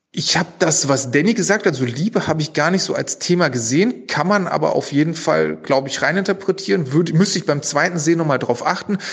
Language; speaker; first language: German; native; German